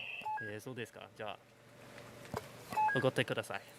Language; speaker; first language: Japanese; non-native, fluent; English